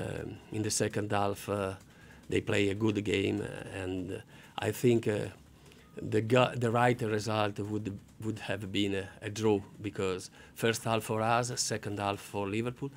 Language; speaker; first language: English; non-native, learner; Italian